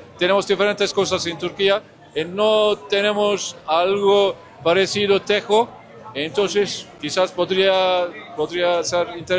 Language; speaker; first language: Spanish; non-native, learner; Turkish